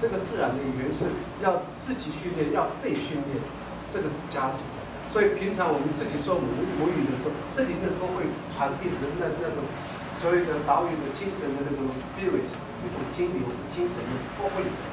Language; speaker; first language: Chinese; non-native, local second language; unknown